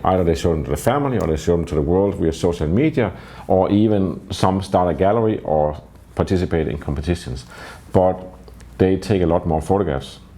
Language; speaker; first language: English; non-native, fluent; Danish